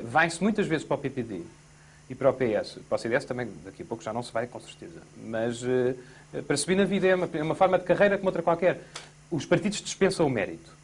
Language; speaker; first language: Portuguese; native; Portuguese